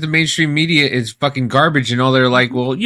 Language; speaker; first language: English; native; English